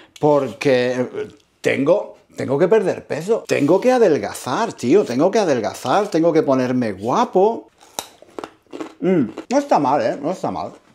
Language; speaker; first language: Spanish; native; Spanish